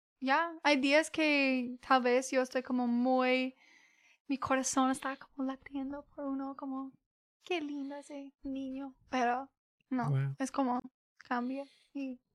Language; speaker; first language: Spanish; early bilingual, heritage; English